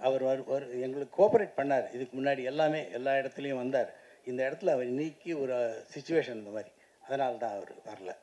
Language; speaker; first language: Tamil; native; Tamil